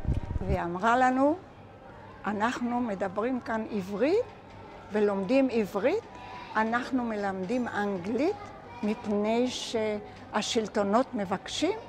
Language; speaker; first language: Hebrew; non-native, local second language; Ladino